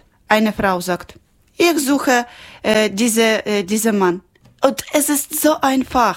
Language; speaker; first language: German; non-native, learner; Ukrainian